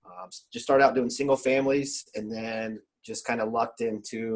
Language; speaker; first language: English; native; English